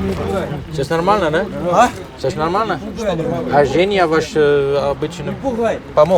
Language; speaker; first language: Russian; non-native, learner; Dutch